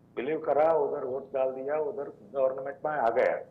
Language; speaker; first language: Hindi; non-native, local second language; Telugu